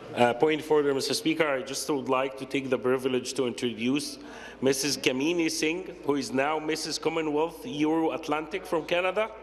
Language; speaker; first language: English; native; English